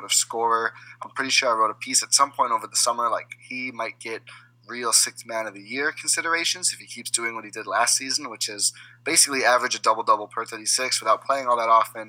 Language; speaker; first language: English; native; English